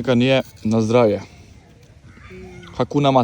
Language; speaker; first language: Macedonian; native; Macedonian